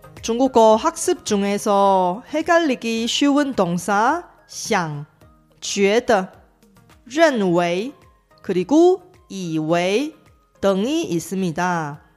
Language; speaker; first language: Korean; non-native, fluent; Chinese